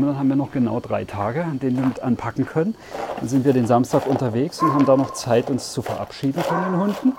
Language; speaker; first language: German; native; German